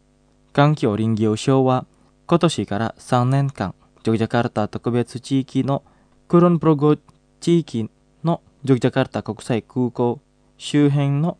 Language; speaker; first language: Japanese; non-native, fluent; Indonesian